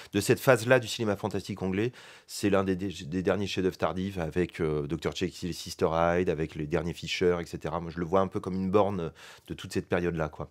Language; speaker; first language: French; native; French